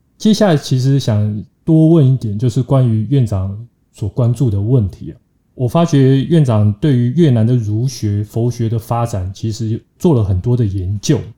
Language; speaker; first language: Chinese; native; Chinese